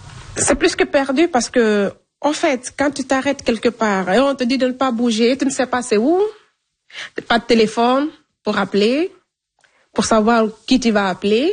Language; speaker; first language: French; non-native, local second language; Fula